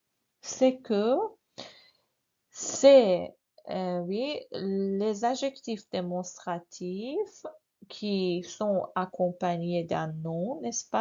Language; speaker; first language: French; non-native, fluent; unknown